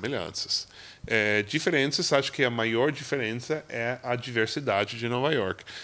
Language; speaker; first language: Portuguese; non-native, fluent; English